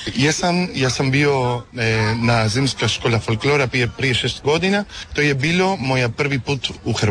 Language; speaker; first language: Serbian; early bilingual, heritage; Spanish